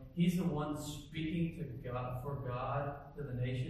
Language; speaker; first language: English; native; English